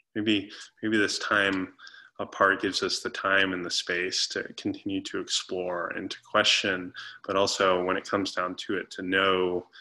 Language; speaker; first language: English; native; English